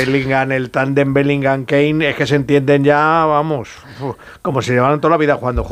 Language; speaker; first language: Spanish; native; Spanish